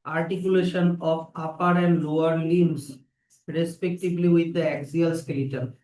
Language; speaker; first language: English; non-native, local second language; Bangla